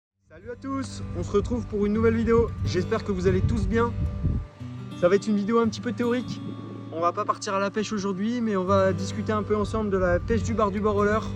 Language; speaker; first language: French; native; French